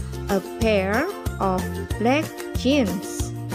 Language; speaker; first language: English; non-native, fluent; Indonesian